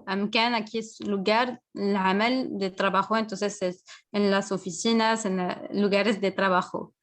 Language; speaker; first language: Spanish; non-native, fluent; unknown